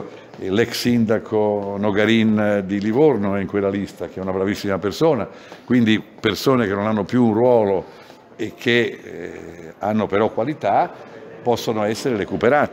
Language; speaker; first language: Italian; native; Italian